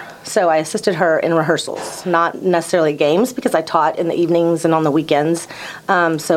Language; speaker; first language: English; native; English